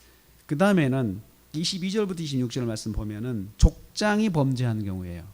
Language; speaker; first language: Korean; native; Korean